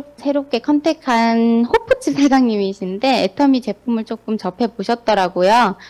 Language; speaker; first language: Korean; native; Korean